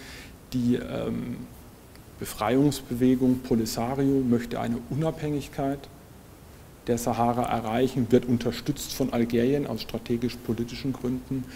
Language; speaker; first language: German; native; German